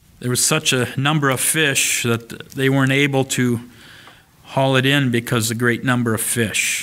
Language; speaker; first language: English; native; English